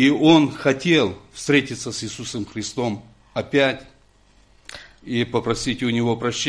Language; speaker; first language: Russian; non-native, local second language; Ukrainian